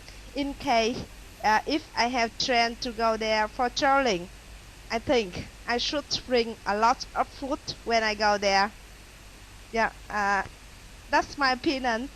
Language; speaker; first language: English; non-native, learner; Vietnamese